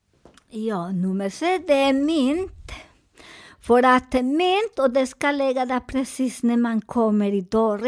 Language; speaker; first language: Swedish; non-native, fluent; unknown